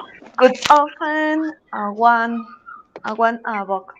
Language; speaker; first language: English; non-native, learner; Spanish